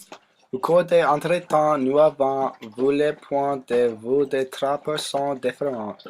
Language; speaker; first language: French; non-native, learner; English